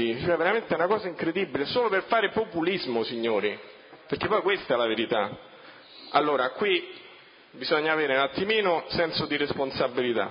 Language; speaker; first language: Italian; native; Italian